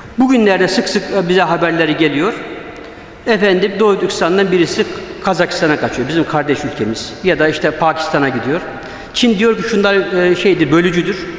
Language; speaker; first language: Turkish; early bilingual, other home language; Uyghur